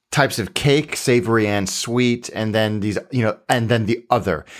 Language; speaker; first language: English; native; English